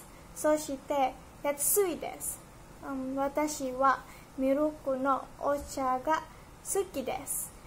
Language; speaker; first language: Japanese; non-native, learner; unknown